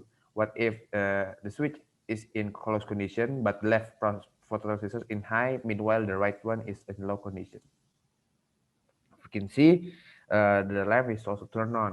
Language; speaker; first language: English; non-native, learner; Indonesian